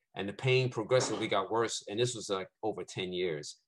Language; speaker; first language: English; native; English